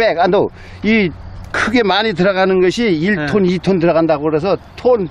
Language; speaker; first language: Korean; native; Korean